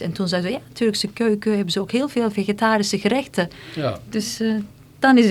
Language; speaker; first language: Dutch; non-native, fluent; Turkish